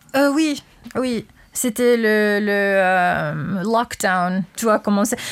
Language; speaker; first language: French; non-native, fluent; English